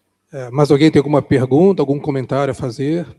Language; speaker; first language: Portuguese; native; Portuguese